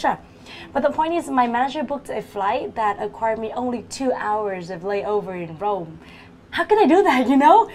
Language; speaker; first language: English; non-native, fluent; Vietnamese